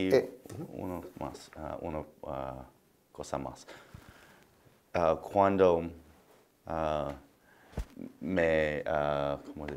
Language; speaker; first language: Spanish; non-native, learner; English